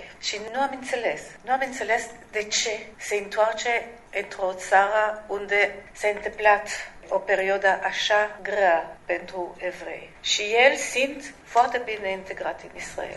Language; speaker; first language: Romanian; non-native, learner; Hebrew